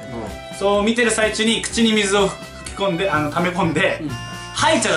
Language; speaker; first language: Japanese; native; Japanese